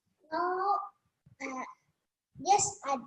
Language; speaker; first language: English; non-native, learner; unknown